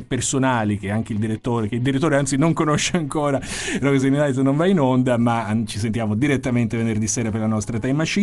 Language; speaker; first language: Italian; native; Italian